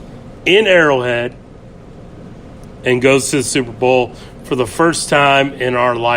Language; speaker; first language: English; native; English